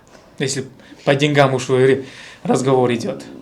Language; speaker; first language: Russian; native; Russian